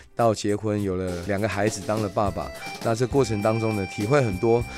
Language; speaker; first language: Chinese; non-native, local second language; Hakka Chinese